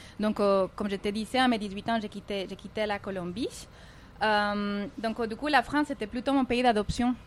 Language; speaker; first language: French; non-native, fluent; Spanish